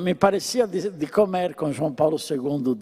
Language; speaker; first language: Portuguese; non-native, fluent; Italian